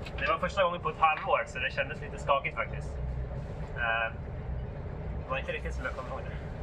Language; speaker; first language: Swedish; native; Swedish